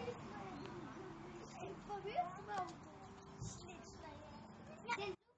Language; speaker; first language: Polish; early bilingual, heritage; Polish